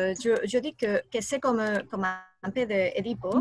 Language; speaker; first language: French; non-native, learner; Spanish